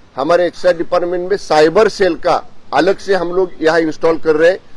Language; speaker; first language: Hindi; non-native, local second language; Marathi